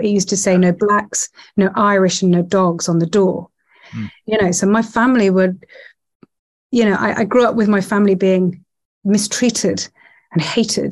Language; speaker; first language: English; native; English